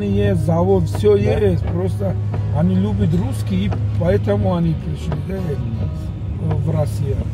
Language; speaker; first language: Russian; non-native, local second language; Tajik